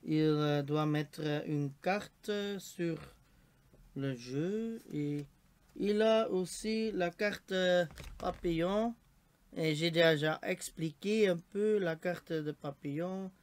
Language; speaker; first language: French; non-native, local second language; Dutch